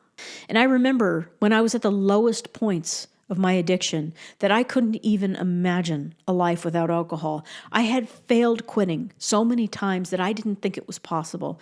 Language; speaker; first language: English; native; English